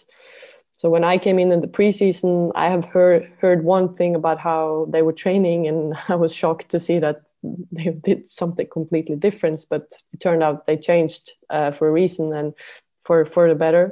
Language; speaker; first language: English; non-native, fluent; Norwegian